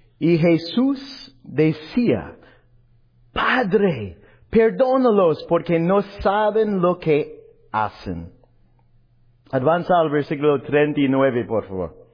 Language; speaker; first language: Spanish; non-native, learner; English